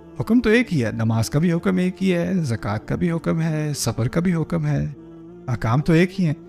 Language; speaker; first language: Urdu; early bilingual, heritage; Urdu